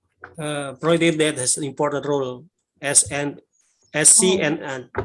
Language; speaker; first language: English; non-native, learner; Indonesian